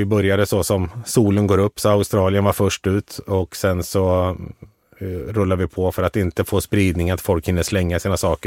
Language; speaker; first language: Swedish; native; Swedish